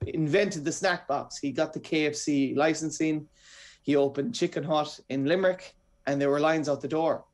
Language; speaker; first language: English; native; English